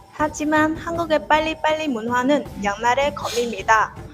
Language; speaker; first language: Korean; non-native, learner; Vietnamese